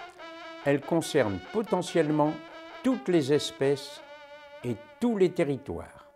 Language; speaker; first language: French; native; French